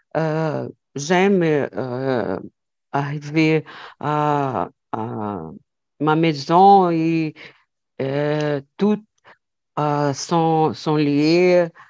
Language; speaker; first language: French; non-native, learner; Portuguese